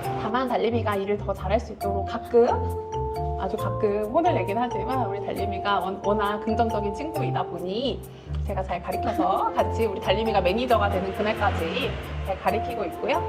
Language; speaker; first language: Korean; native; Korean